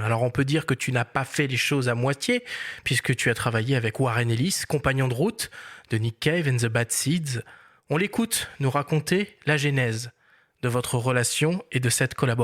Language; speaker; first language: French; native; French